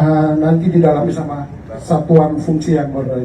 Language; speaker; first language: Indonesian; native; Indonesian